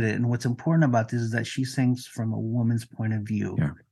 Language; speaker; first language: English; non-native, fluent; Spanish